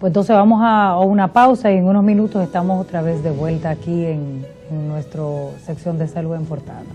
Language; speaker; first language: Spanish; native; Spanish